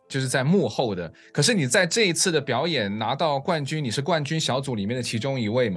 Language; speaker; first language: Chinese; native; Chinese